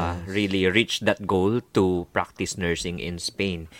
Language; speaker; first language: English; non-native, local second language; Filipino